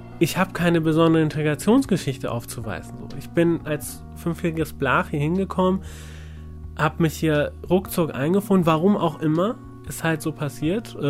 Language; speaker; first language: German; early bilingual, other home language; Persian